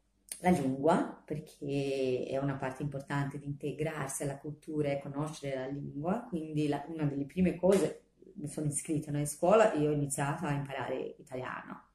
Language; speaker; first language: Italian; non-native, fluent; Portuguese